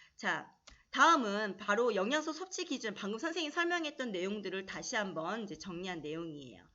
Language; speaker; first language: Korean; native; Korean